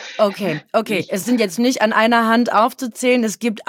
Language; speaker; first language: German; native; German